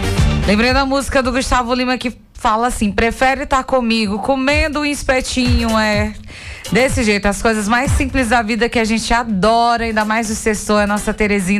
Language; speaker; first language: Portuguese; native; Portuguese